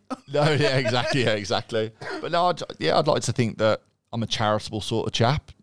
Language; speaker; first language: English; native; English